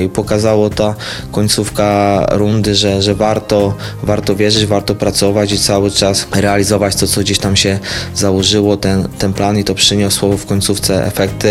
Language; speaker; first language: Polish; native; Polish